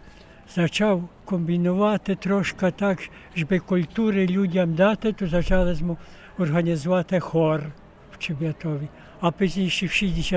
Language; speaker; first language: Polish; non-native, local second language; Ukrainian